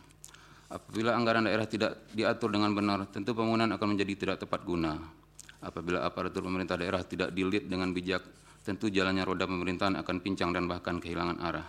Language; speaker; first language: Indonesian; native; Indonesian